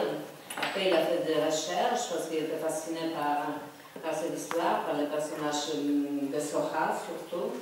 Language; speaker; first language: French; non-native, fluent; Polish